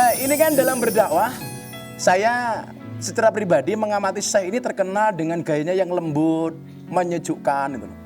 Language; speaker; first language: Indonesian; native; Indonesian